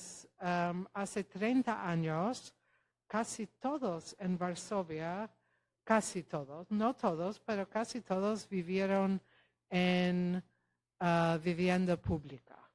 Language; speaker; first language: Spanish; non-native, fluent; Polish